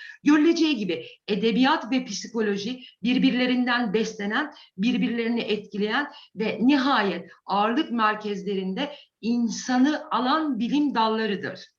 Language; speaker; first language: Turkish; native; Turkish